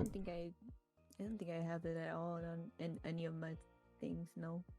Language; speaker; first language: English; native; English